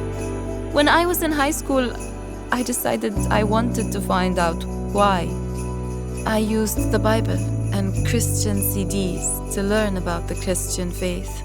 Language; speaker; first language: English; non-native, fluent; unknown